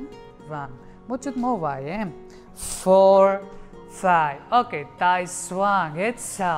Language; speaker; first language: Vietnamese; non-native, learner; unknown